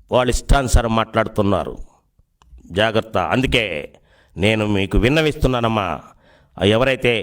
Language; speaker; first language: Telugu; native; Telugu